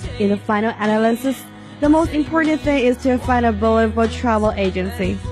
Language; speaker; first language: English; non-native, learner; Chinese